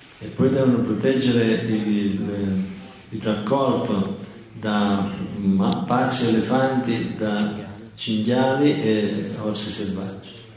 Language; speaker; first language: Italian; native; Italian